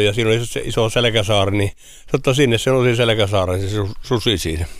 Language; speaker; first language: Finnish; native; Finnish